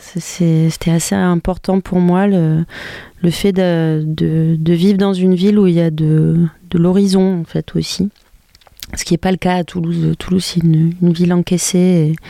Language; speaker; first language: French; early bilingual, other home language; Albanian